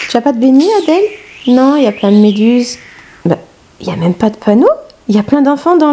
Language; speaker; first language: French; native; French